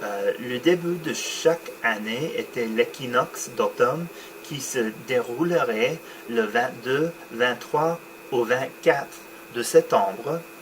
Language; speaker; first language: French; non-native, learner; English